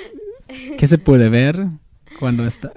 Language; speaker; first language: Spanish; non-native, fluent; German